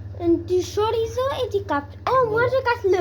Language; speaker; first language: French; non-native, learner; Spanish